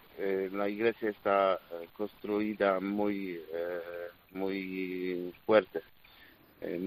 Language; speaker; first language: Spanish; non-native, fluent; Polish